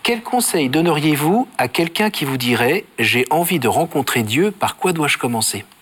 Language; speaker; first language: French; native; French